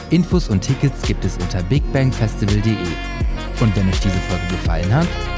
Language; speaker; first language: German; native; German